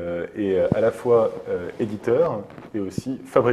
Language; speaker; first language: French; native; French